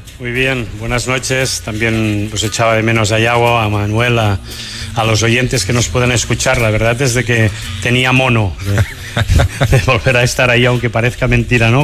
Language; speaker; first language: Spanish; native; Spanish